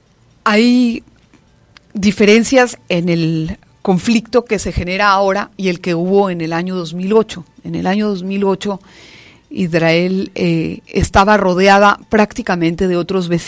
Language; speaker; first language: Spanish; native; Spanish